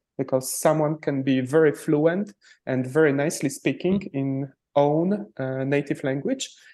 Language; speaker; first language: English; non-native, fluent; Polish